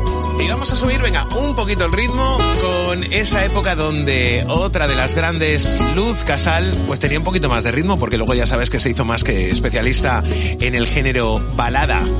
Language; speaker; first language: Spanish; native; Spanish